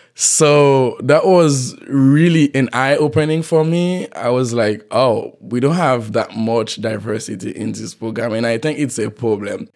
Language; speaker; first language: English; non-native, fluent; Haitian Creole